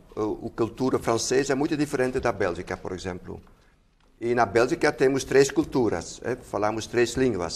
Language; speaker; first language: Portuguese; non-native, fluent; Dutch